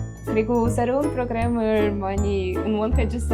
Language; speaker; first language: Korean; non-native, learner; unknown